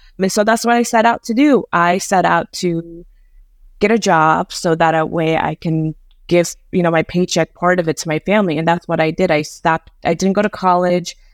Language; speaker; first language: English; early bilingual, other home language; Persian